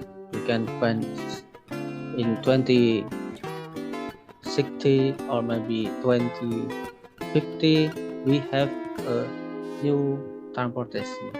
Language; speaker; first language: English; non-native, learner; Indonesian